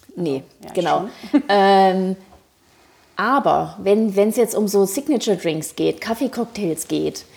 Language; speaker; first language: German; native; German